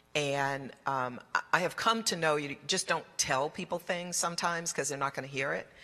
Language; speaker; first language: English; native; English